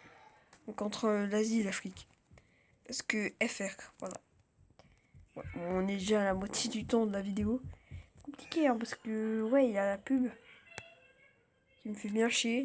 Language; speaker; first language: French; native; French